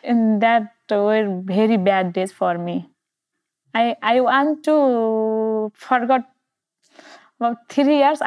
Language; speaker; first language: English; non-native, learner; Nepali